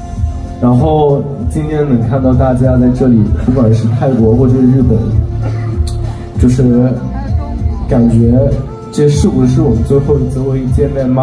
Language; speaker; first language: Chinese; non-native, fluent; Thai